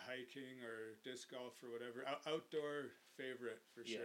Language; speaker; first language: English; native; English